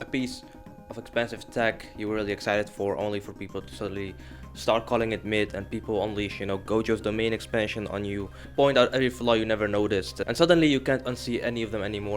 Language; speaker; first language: English; non-native, fluent; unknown